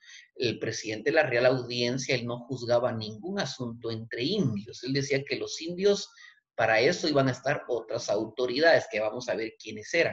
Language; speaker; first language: Spanish; native; Spanish